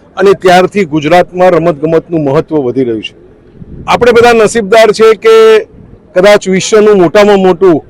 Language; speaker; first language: Gujarati; native; Gujarati